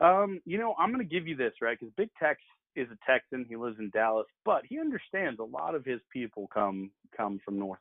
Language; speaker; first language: English; native; English